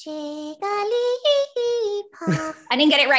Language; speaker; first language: English; early bilingual, other home language; Spanish